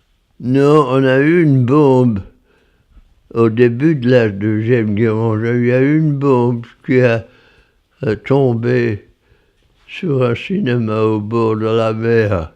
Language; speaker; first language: French; non-native, fluent; English